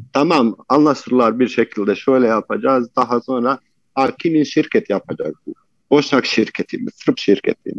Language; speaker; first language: Turkish; non-native, fluent; Bosnian